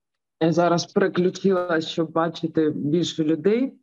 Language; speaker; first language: Ukrainian; non-native, local second language; Russian